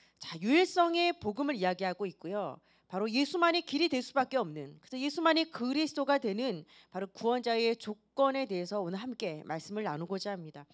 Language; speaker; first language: Korean; native; Korean